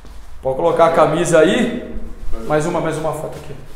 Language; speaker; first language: Portuguese; native; Portuguese